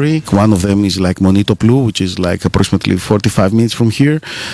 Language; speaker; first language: German; non-native, learner; Greek